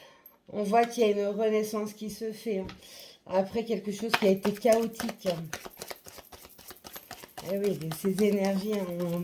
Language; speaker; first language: French; native; French